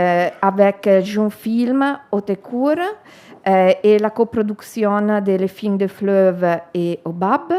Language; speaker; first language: French; non-native, learner; Italian